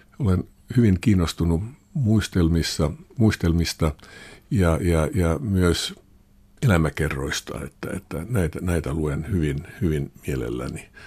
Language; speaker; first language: Finnish; non-native, local second language; Swedish